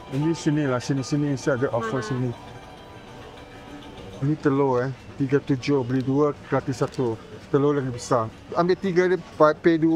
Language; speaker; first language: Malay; non-native, local second language; Chinese